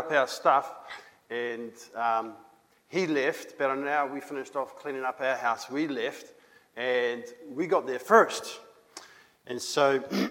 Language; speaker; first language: English; native; English